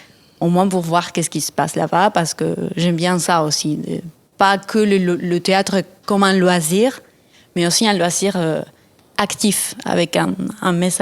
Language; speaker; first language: French; non-native, fluent; Spanish